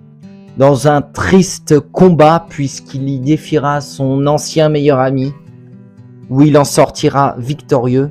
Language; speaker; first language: French; native; French